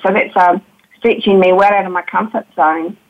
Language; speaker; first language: English; native; English